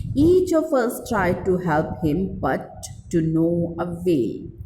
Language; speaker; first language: English; non-native, local second language; Hindi